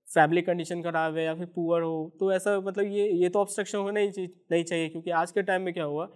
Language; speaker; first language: Hindi; native; Hindi